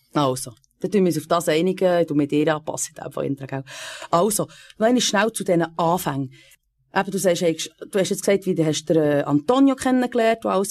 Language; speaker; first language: German; native; German